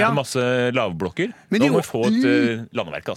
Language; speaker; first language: Norwegian; native; Norwegian